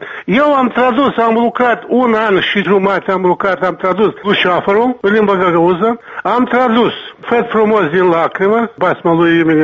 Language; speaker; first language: Romanian; non-native, local second language; Gagauz